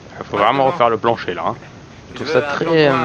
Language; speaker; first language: French; native; French